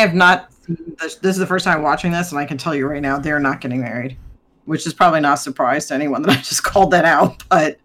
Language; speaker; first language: English; native; English